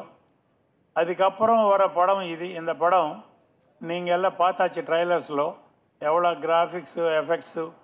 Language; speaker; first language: Tamil; non-native, local second language; Telugu